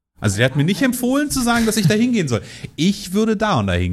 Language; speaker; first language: German; native; German